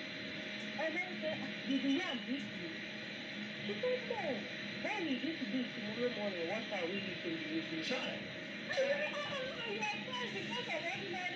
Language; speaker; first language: English; non-native, local second language; Yoruba